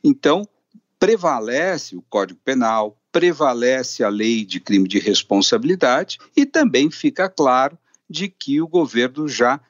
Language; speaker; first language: Portuguese; native; Portuguese